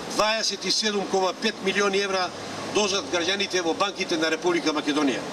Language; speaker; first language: Macedonian; non-native, local second language; Romany